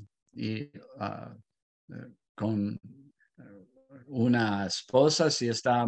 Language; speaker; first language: Spanish; non-native, fluent; English